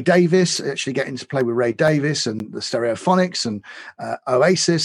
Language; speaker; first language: English; native; English